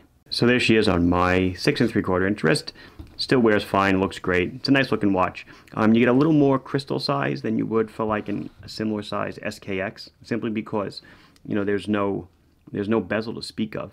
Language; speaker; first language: English; native; English